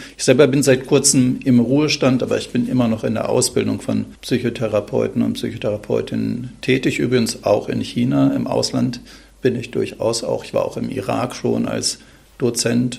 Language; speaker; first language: German; native; German